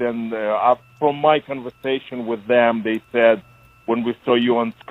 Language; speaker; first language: English; non-native, fluent; Ukrainian